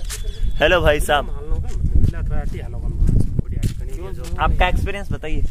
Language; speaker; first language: Hindi; native; Hindi